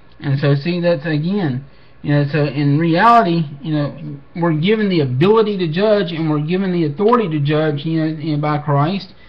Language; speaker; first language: English; native; English